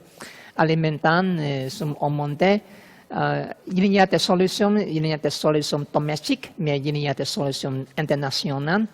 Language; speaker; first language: French; non-native, fluent; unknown